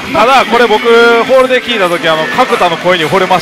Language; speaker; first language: Japanese; native; Japanese